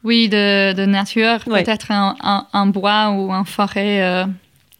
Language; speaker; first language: French; non-native, fluent; English